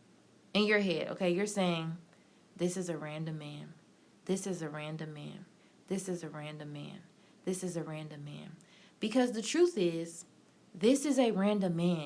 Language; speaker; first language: English; native; English